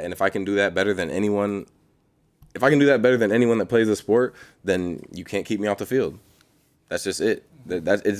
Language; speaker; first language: English; native; English